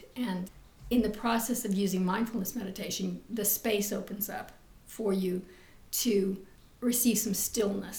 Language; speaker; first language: English; native; English